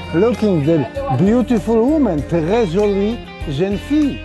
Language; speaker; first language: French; non-native, learner; Polish